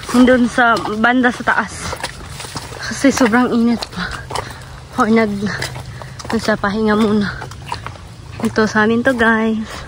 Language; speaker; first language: Filipino; non-native, local second language; Cebuano